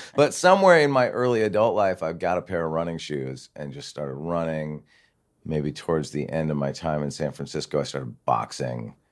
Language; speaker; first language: English; native; English